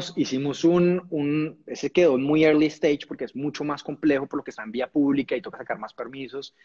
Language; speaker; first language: Spanish; native; Spanish